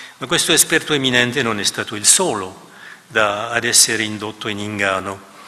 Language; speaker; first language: Italian; non-native, fluent; French